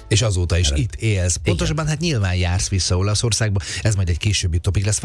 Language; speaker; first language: Hungarian; native; Hungarian